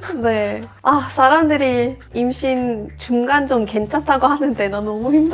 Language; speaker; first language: Korean; non-native, fluent; Swedish